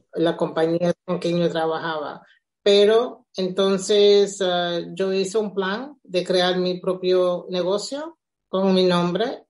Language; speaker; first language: Spanish; early bilingual, heritage; Spanish